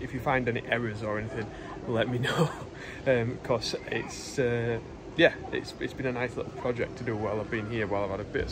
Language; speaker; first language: English; native; English